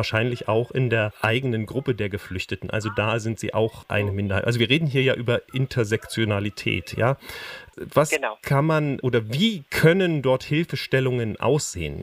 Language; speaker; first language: German; native; German